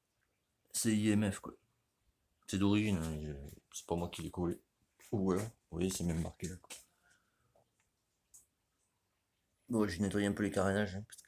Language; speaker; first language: French; native; French